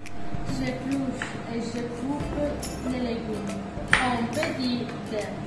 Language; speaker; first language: French; non-native, learner; Italian